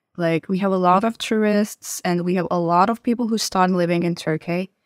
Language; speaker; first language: English; non-native, fluent; Turkish